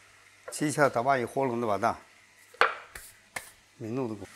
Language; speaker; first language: Russian; non-native, learner; Chinese